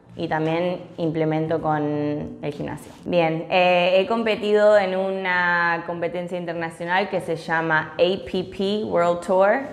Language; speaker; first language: Spanish; early bilingual, other home language; English